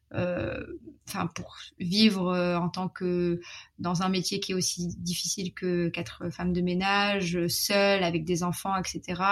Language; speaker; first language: French; non-native, local second language; Arabic